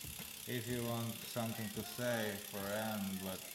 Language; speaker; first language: English; non-native, learner; Slovenian